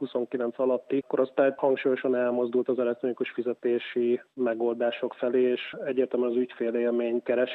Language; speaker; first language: Hungarian; native; Hungarian